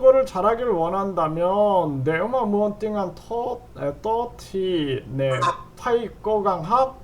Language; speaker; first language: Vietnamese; non-native, learner; Korean